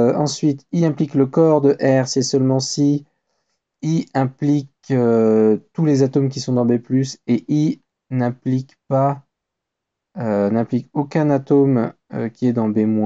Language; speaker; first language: French; native; French